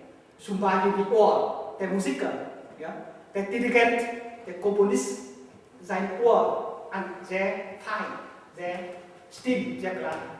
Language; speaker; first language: German; non-native, learner; Vietnamese